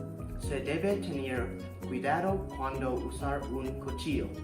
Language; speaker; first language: Spanish; non-native, learner; English